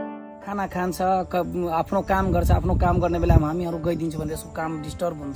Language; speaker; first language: Nepali; non-native, local second language; Maithili